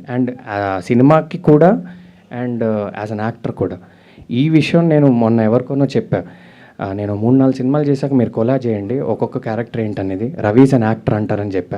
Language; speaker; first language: Telugu; native; Telugu